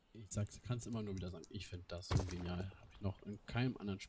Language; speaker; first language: German; native; German